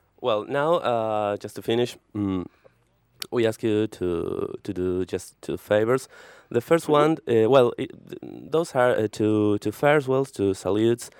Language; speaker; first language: English; non-native, fluent; Spanish